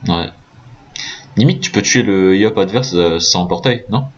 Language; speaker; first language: French; native; French